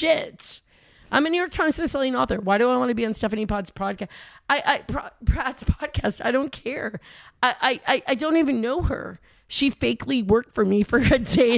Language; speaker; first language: English; native; English